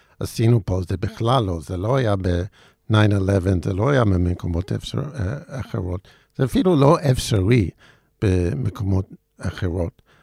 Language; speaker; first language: Hebrew; non-native, fluent; English